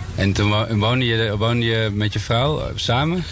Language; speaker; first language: Dutch; native; Dutch